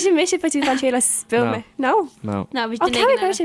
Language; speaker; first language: Irish; non-native, local second language; English